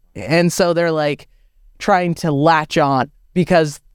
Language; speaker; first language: English; native; English